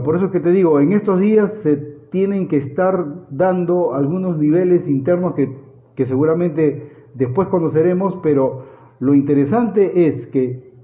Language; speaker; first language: Spanish; native; Spanish